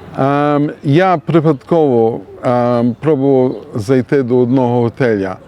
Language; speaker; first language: Ukrainian; early bilingual, heritage; Ukrainian